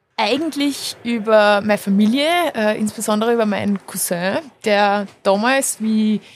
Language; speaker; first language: German; native; German